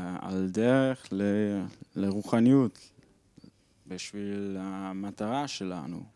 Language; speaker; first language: Hebrew; non-native, learner; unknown